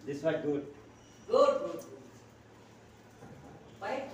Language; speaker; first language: English; non-native, learner; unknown